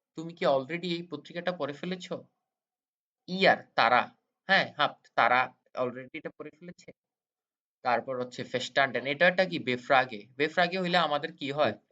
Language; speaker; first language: Bangla; native; Bangla